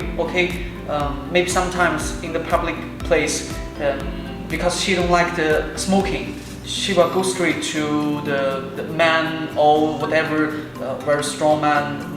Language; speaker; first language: English; non-native, learner; Chinese